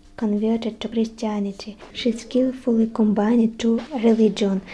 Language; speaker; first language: English; non-native, learner; Russian